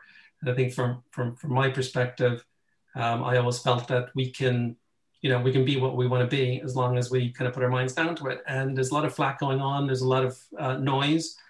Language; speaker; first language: English; native; English